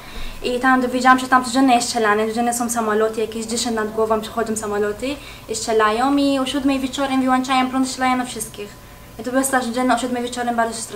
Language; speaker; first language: Polish; early bilingual, heritage; Arabic